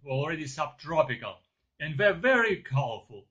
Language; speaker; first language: English; non-native, learner; Ukrainian